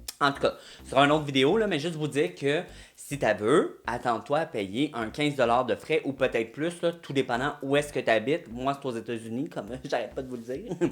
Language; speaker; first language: French; native; French